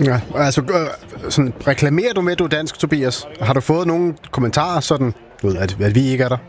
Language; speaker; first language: Danish; native; Danish